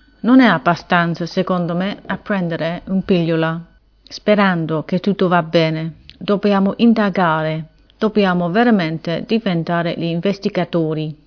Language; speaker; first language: Italian; non-native, fluent; English